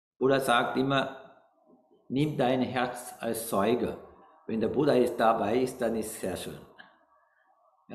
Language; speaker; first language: German; non-native, learner; Sinhala